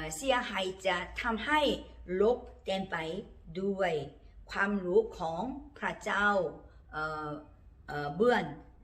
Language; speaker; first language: Thai; non-native, learner; Korean